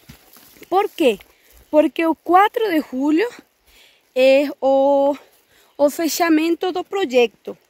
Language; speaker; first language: Spanish; non-native, learner; Portuguese